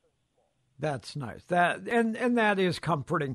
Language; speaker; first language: English; native; English